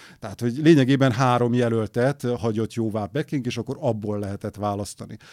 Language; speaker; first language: Hungarian; native; Hungarian